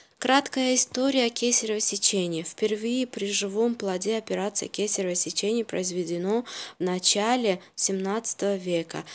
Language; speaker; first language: Russian; non-native, local second language; Uzbek